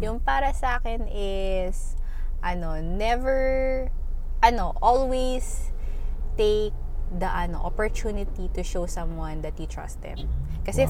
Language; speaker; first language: English; non-native, local second language; Hiligaynon